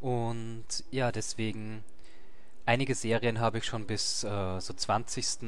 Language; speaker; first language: German; native; German